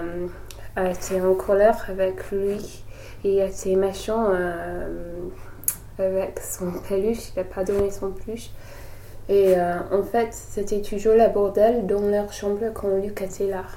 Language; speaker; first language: French; non-native, learner; English